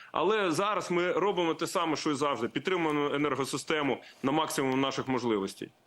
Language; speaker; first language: Ukrainian; native; Ukrainian